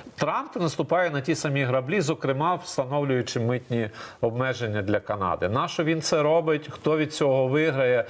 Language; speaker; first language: Ukrainian; native; Ukrainian